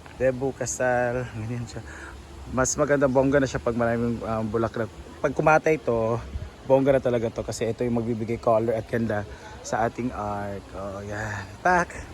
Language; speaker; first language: Filipino; non-native, local second language; Cebuano